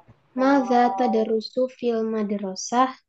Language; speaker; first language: Arabic; non-native, learner; Indonesian